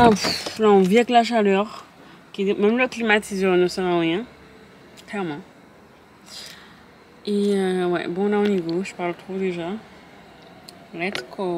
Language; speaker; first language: French; native; French